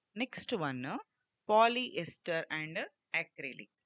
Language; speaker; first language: English; non-native, local second language; Kannada